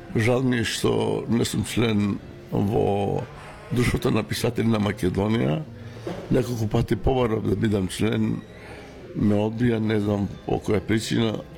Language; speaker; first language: Macedonian; non-native, local second language; Romany